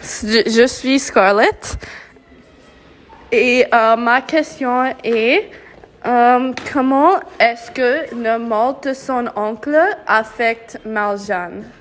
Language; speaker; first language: French; non-native, learner; English